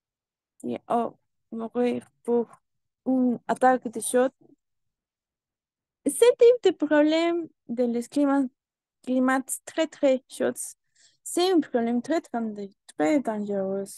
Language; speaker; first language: French; non-native, learner; Spanish